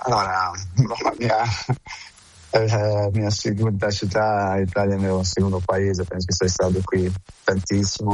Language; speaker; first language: Italian; non-native, fluent; Portuguese